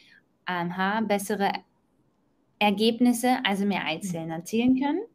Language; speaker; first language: German; native; German